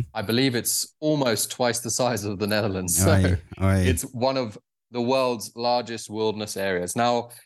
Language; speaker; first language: English; native; English